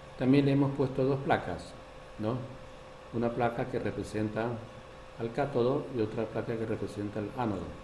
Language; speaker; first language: Spanish; native; Spanish